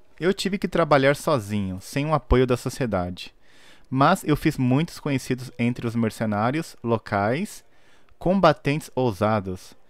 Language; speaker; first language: Portuguese; native; Portuguese